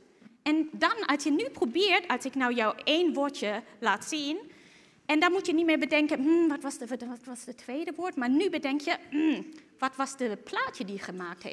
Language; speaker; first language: Dutch; non-native, fluent; German